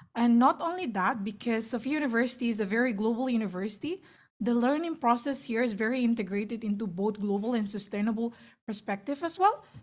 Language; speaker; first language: English; non-native, fluent; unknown